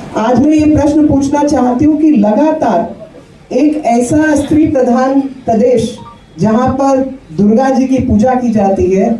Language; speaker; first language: Hindi; native; Hindi